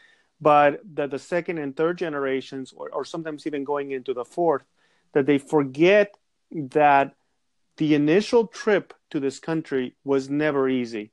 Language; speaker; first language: English; non-native, fluent; Spanish